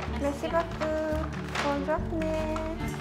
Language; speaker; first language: French; non-native, learner; Japanese